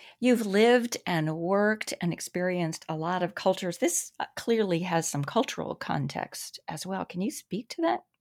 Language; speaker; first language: English; native; English